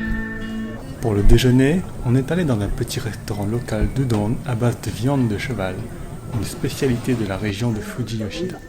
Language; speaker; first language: French; native; French